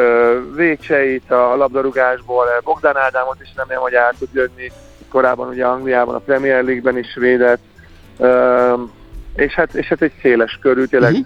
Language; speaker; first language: Hungarian; native; Hungarian